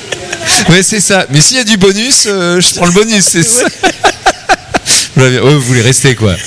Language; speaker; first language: French; native; French